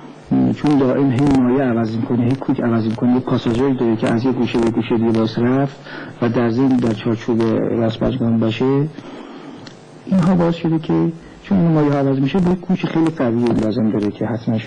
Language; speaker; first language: Persian; native; Persian